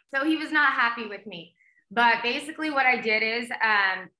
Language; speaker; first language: English; native; English